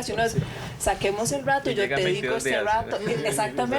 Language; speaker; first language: Spanish; native; Spanish